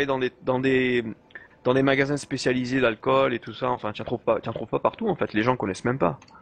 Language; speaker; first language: French; native; French